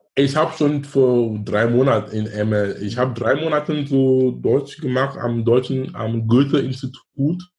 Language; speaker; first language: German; non-native, fluent; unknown